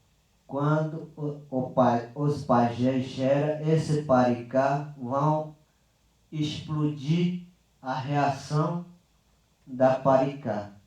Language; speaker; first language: Portuguese; non-native, local second language; Yanomámi